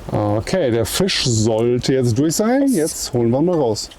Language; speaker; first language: German; native; German